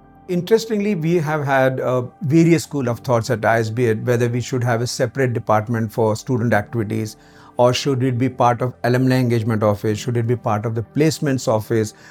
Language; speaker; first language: English; non-native, local second language; Marathi